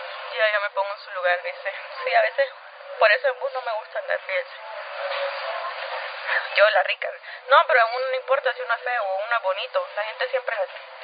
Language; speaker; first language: Spanish; native; Spanish